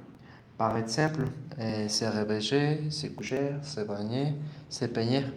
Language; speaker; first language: French; non-native, learner; Spanish